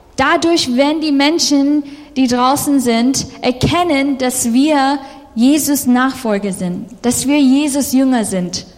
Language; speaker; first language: German; non-native, fluent; English